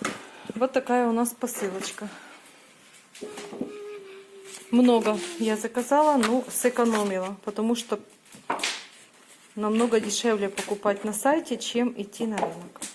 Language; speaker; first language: Russian; native; Russian